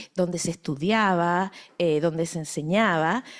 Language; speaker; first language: Spanish; native; Spanish